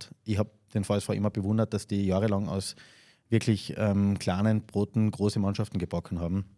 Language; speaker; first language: German; native; German